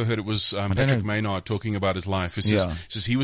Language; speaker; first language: English; native; English